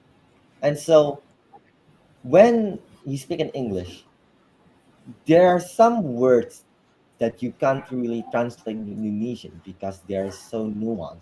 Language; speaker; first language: English; non-native, fluent; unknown